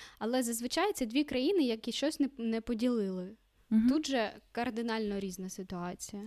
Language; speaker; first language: Ukrainian; non-native, local second language; Russian